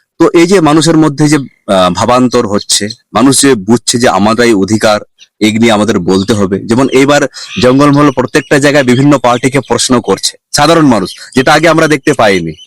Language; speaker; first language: Bangla; non-native, local second language; Santali